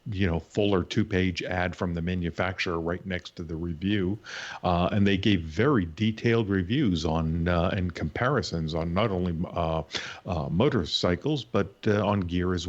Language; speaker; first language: English; native; English